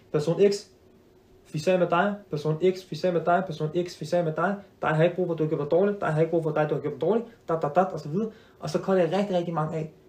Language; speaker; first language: Danish; early bilingual, other home language; Arabic